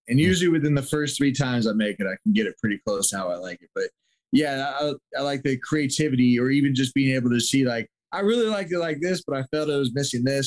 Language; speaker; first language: English; native; English